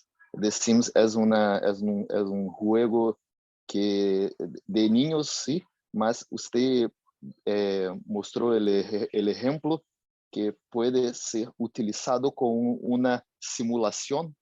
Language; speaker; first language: Spanish; non-native, learner; Portuguese